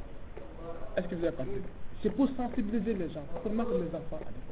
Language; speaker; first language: French; non-native, local second language; Tamasheq